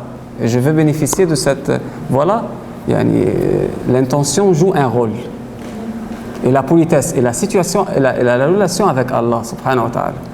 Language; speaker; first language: French; non-native, fluent; Arabic